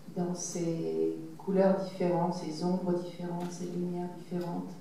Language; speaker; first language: French; early bilingual, other home language; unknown